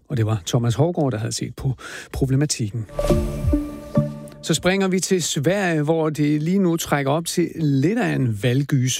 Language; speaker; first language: Danish; native; Danish